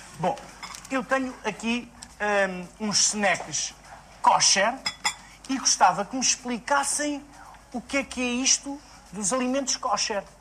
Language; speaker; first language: Portuguese; native; Portuguese